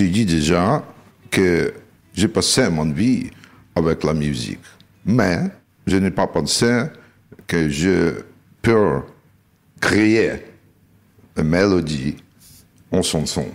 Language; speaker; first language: French; non-native, learner; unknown